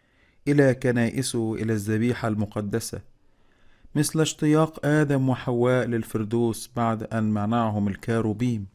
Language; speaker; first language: Arabic; native; Arabic